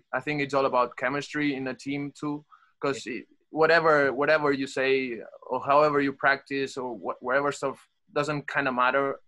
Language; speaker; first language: English; non-native, fluent; Spanish